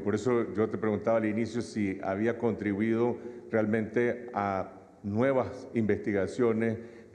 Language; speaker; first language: Spanish; native; Spanish